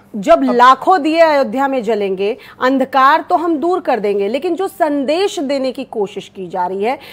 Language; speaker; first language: Hindi; native; Hindi